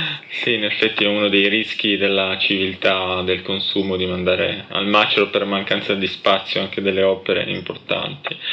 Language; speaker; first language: Italian; native; Italian